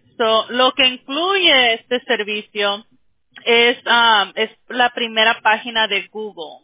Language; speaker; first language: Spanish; early bilingual, heritage; Spanish